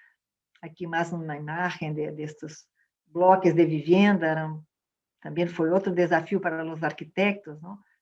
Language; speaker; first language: Spanish; non-native, fluent; Portuguese